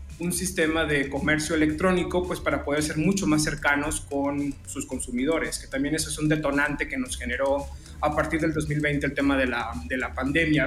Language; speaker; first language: Spanish; native; Spanish